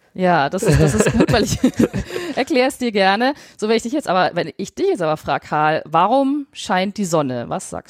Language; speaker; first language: German; native; German